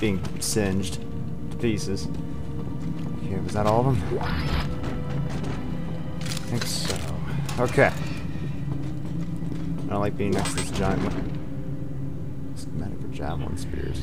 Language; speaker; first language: English; native; English